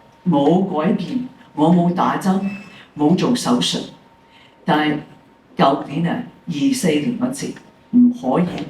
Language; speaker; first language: Cantonese; early bilingual, heritage; English